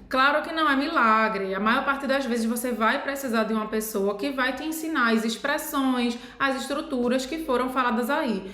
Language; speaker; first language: Portuguese; native; Portuguese